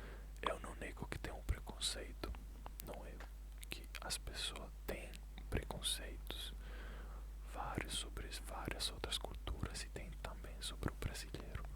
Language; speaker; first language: Portuguese; non-native, fluent; Italian